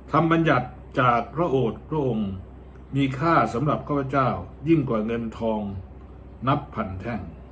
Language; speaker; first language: Thai; native; Thai